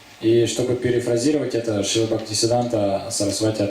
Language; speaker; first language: Russian; native; Russian